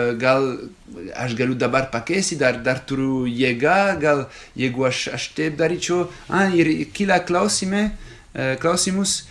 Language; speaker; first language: Lithuanian; non-native, fluent; French